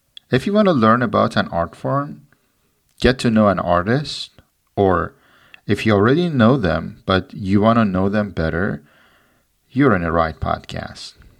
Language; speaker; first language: English; non-native, fluent; Persian